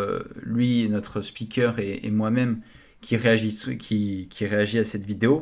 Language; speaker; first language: French; native; French